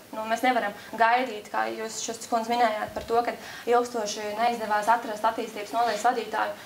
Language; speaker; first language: Latvian; native; Latvian